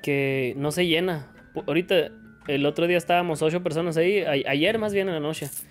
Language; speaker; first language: Spanish; early bilingual, heritage; Spanish